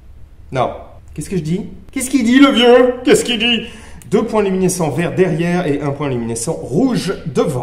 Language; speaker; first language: French; native; French